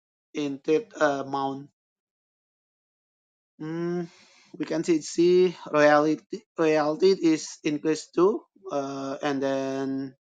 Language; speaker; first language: English; non-native, learner; Indonesian